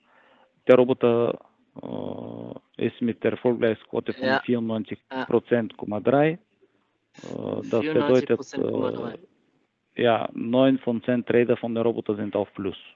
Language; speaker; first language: German; non-native, fluent; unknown